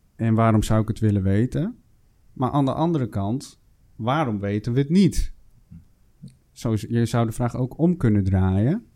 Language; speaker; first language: Dutch; native; Dutch